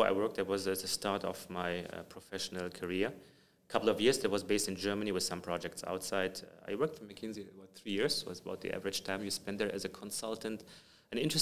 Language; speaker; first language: English; non-native, fluent; German